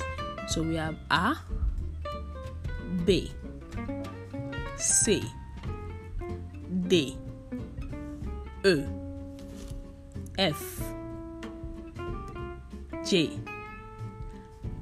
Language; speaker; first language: English; non-native, local second language; Yoruba